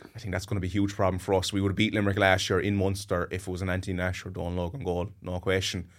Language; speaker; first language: English; native; English